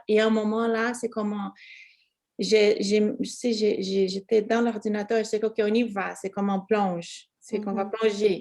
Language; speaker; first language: French; non-native, fluent; Portuguese